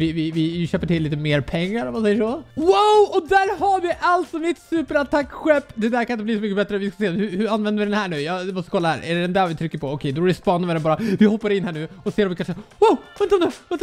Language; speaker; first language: Swedish; native; Swedish